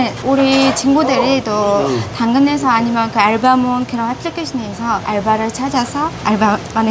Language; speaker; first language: Korean; non-native, learner; Mongolian